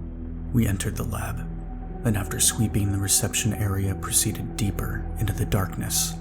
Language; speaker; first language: English; native; English